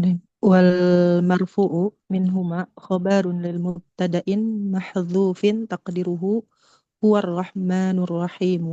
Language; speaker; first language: Arabic; non-native, learner; Indonesian